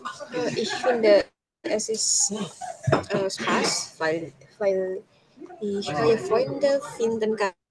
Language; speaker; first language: German; non-native, learner; Indonesian